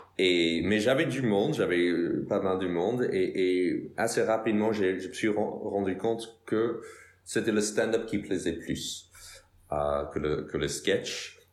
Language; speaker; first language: French; non-native, fluent; English